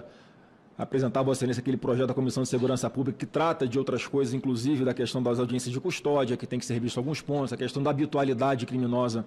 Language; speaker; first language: Portuguese; native; Portuguese